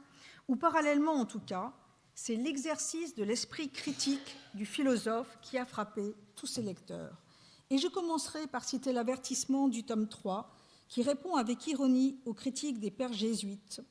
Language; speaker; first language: French; native; French